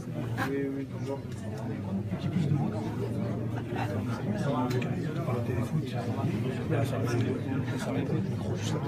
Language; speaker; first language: French; native; French